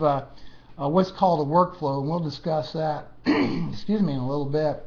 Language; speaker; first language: English; native; English